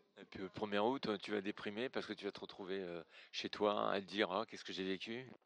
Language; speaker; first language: French; native; French